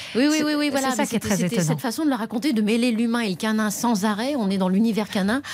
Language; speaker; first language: French; native; French